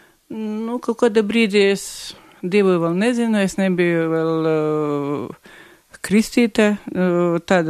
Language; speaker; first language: Latvian; non-native, local second language; Russian